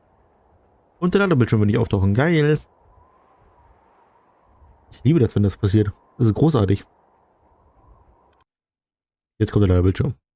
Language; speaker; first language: German; native; German